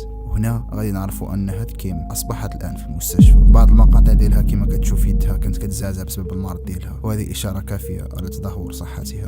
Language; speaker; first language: Arabic; native; Arabic